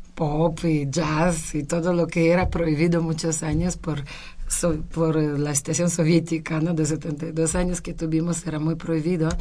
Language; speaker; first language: Spanish; non-native, fluent; Russian